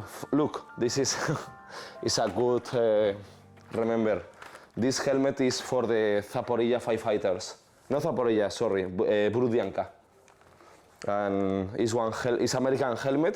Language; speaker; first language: English; non-native, learner; Spanish